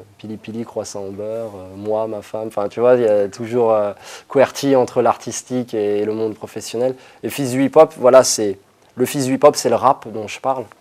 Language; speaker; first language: French; native; French